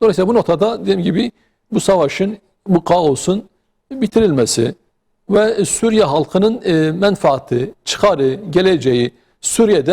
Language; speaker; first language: Turkish; native; Turkish